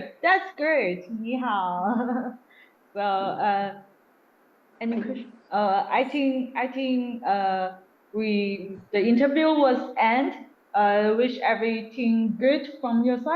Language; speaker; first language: English; non-native, learner; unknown